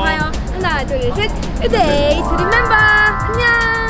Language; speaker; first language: Korean; non-native, fluent; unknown